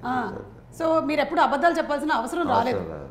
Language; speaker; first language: Telugu; native; Telugu